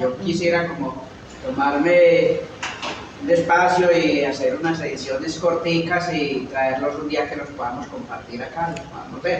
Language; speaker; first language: Spanish; native; Spanish